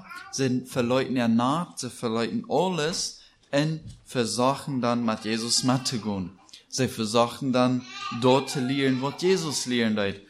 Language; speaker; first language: German; non-native, learner; Plautdietsch